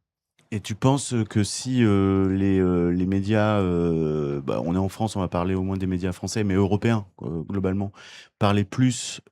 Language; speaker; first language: French; native; French